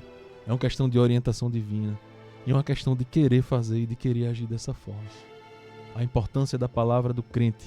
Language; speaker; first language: Portuguese; native; Portuguese